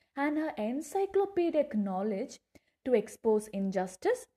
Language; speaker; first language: English; non-native, local second language; Malayalam